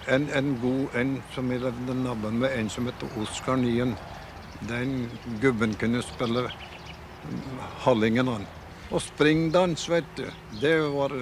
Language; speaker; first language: Norwegian; early bilingual, heritage; English